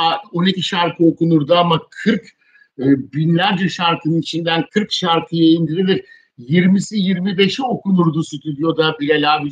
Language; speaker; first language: Turkish; native; Turkish